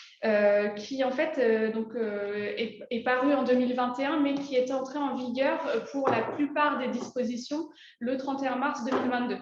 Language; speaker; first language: French; native; French